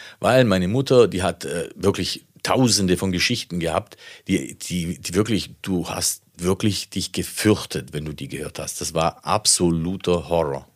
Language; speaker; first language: German; non-native, fluent; Italian